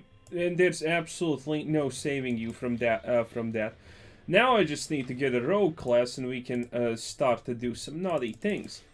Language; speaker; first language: English; non-native, fluent; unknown